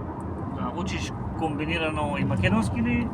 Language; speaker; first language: Macedonian; native; Macedonian